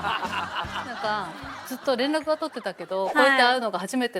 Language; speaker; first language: Japanese; native; Japanese